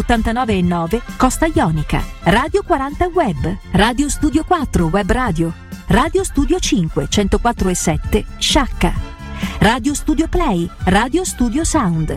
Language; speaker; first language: Italian; native; Italian